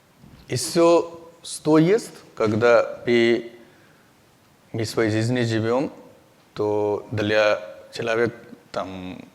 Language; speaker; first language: Russian; non-native, learner; Hindi